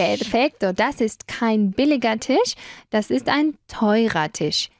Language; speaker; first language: German; non-native, fluent; Spanish